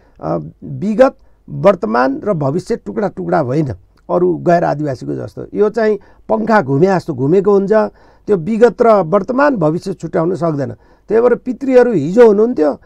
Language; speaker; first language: Nepali; non-native, local second language; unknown